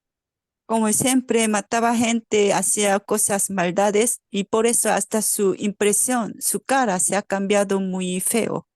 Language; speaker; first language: Spanish; non-native, fluent; Korean